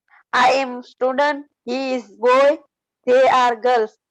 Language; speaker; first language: English; non-native, learner; Gujarati